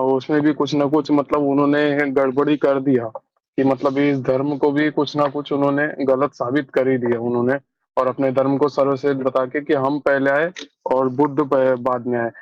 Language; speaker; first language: Hindi; native; Hindi